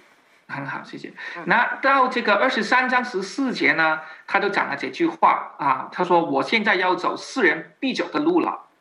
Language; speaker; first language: Chinese; native; Chinese